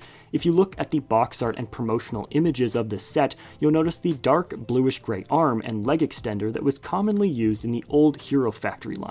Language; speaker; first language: English; native; English